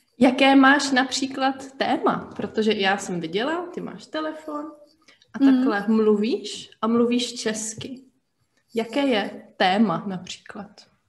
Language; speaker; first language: Czech; native; Czech